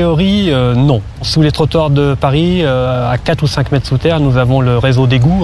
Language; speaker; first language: French; native; French